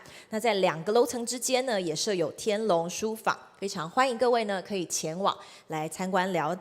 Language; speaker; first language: Chinese; native; Chinese